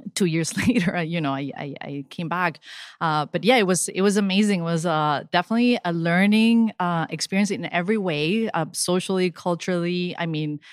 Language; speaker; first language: English; early bilingual, other home language; Spanish